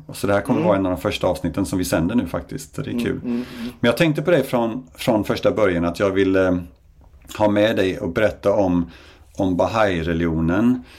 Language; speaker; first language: Swedish; native; Swedish